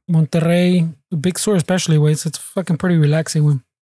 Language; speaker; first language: English; early bilingual, other home language; Spanish